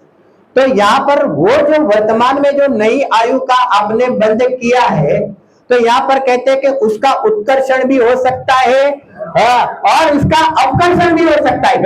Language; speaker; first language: Hindi; non-native, local second language; Gujarati